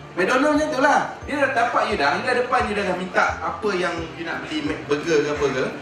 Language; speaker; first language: Malay; native; Malay